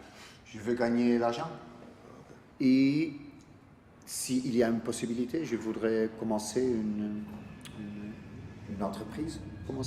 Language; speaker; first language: French; non-native, learner; Dutch